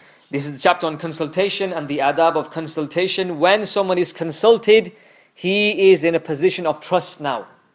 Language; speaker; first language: English; early bilingual, other home language; Urdu